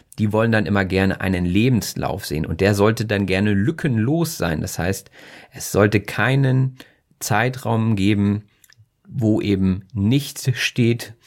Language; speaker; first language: German; native; German